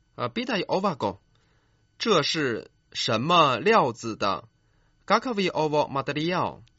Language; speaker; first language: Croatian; non-native, fluent; Chinese